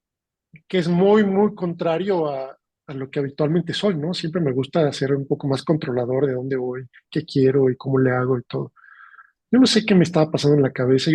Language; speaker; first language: Spanish; native; Spanish